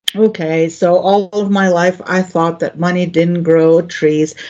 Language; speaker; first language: English; non-native, fluent; Greek